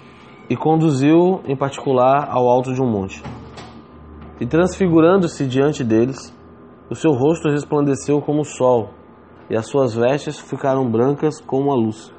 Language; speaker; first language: Portuguese; native; Portuguese